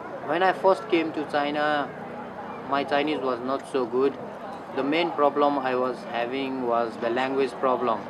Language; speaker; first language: English; non-native, fluent; Nepali